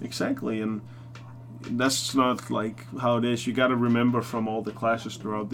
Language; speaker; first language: English; non-native, fluent; Danish